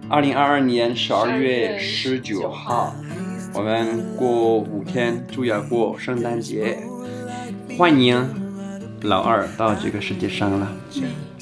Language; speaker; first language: Chinese; non-native, fluent; French